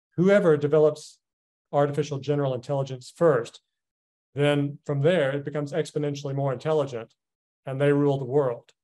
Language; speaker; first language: English; native; English